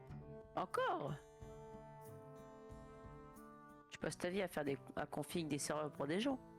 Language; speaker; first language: French; native; French